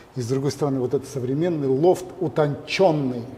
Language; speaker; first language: Russian; native; Russian